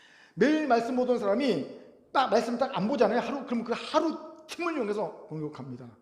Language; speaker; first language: Korean; native; Korean